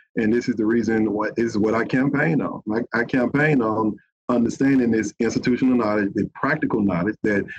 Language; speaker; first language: English; native; English